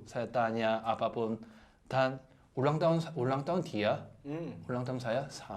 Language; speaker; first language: Indonesian; non-native, learner; Korean